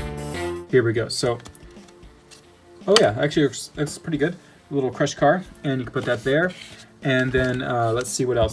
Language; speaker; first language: English; native; English